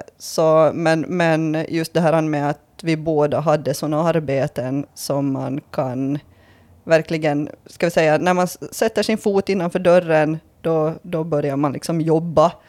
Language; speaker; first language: Swedish; native; Swedish